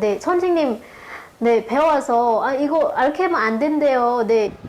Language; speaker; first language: Korean; non-native, local second language; Lao